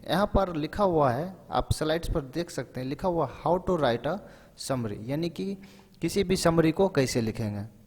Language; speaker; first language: Hindi; native; Hindi